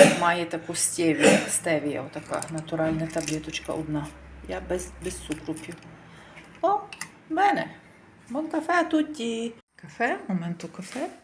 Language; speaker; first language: Ukrainian; native; Ukrainian